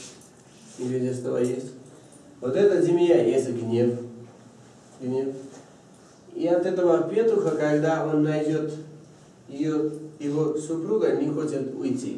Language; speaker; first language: Russian; non-native, learner; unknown